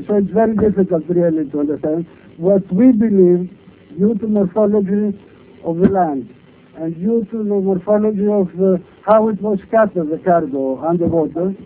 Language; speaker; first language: English; non-native, fluent; Greek